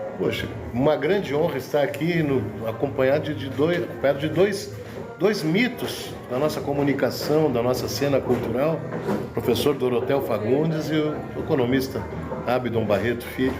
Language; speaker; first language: Portuguese; native; Portuguese